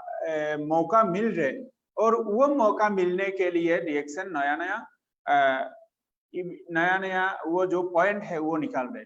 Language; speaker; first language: Hindi; non-native, fluent; Bangla